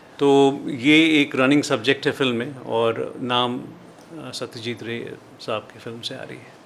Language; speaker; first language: Hindi; native; Hindi